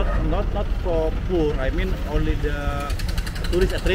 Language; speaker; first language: English; non-native, learner; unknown